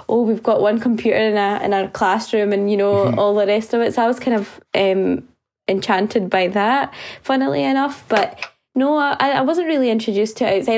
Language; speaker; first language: English; native; English